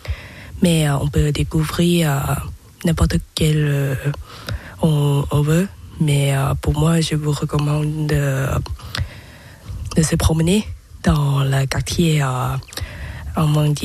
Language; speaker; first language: French; non-native, learner; Thai